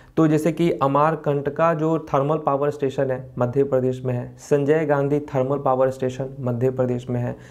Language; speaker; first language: Hindi; native; Hindi